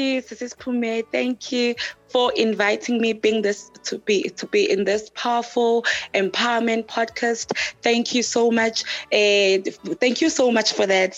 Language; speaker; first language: English; non-native, local second language; Zulu